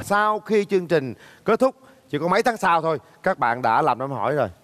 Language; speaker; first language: Vietnamese; native; Vietnamese